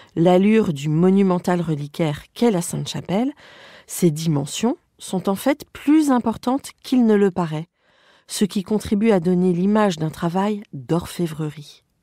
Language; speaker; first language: French; native; French